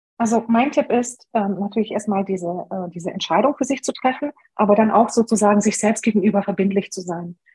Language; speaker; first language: German; early bilingual, other home language; Hungarian